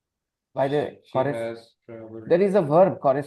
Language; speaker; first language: English; non-native, local second language; Hindi